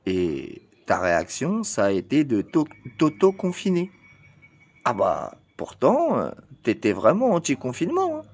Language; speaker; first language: French; native; French